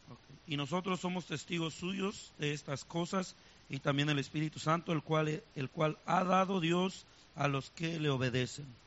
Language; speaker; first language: Spanish; non-native, fluent; English